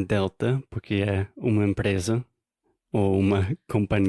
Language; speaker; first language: Portuguese; non-native, fluent; English